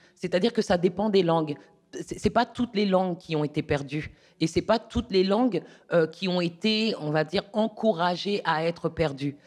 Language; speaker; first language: French; native; French